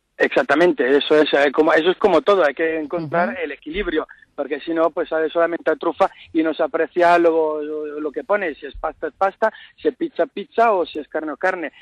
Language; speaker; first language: Spanish; non-native, fluent; Italian